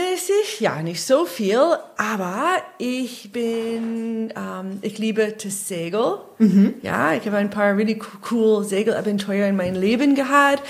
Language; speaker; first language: German; non-native, fluent; English